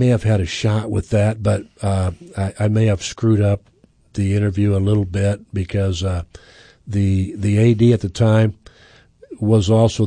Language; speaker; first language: English; native; English